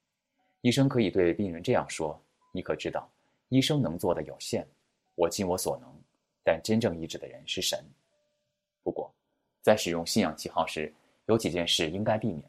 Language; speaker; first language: Chinese; native; Chinese